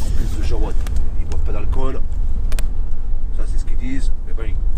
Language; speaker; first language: French; native; French